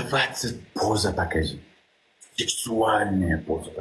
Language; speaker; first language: Russian; non-native, learner; Uzbek